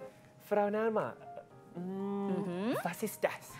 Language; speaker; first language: German; non-native, fluent; Malay